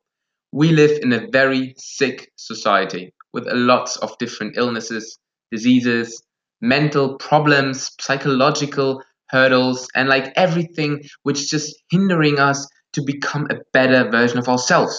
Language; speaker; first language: English; non-native, fluent; Russian